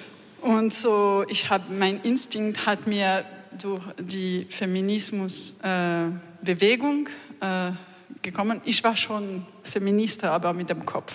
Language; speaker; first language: German; non-native, learner; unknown